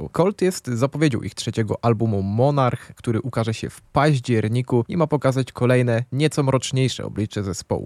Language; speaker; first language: Polish; native; Polish